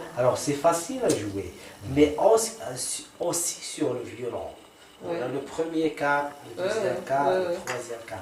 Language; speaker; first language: French; non-native, local second language; Arabic